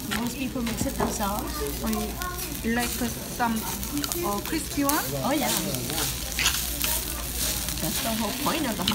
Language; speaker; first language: English; non-native, learner; Korean